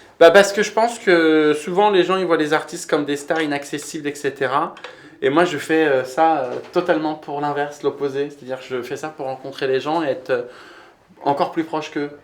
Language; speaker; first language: French; native; French